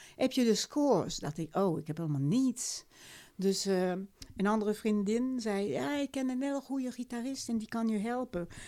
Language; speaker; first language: Dutch; non-native, fluent; French